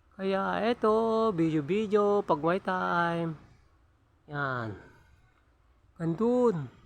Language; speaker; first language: Filipino; non-native, local second language; Iloko